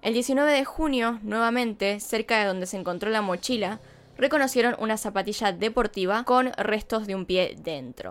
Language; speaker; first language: Spanish; native; Spanish